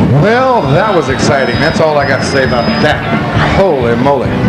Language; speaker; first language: English; native; English